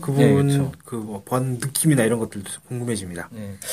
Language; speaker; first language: Korean; native; Korean